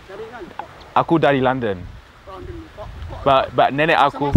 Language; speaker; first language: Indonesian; non-native, learner; English